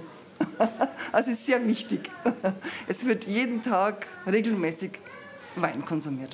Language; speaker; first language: German; native; German